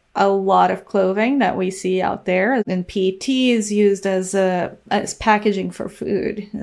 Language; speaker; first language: English; non-native, fluent; Portuguese